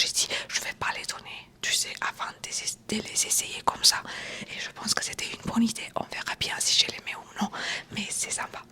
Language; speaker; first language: French; non-native, fluent; Romanian